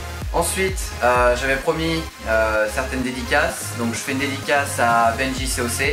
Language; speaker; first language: French; native; French